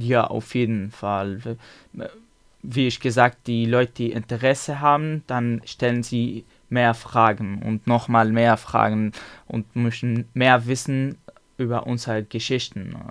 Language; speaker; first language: German; non-native, learner; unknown